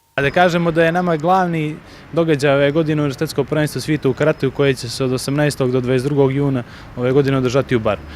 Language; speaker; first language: Bosnian; native; Bosnian